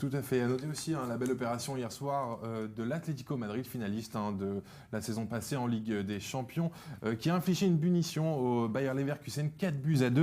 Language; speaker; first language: French; native; French